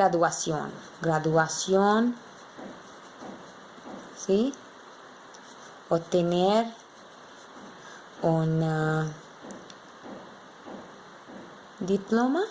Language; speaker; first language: Spanish; non-native, learner; English